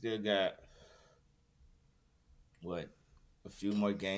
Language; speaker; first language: English; native; English